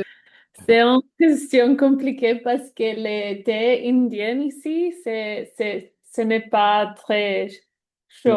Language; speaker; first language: French; non-native, learner; Spanish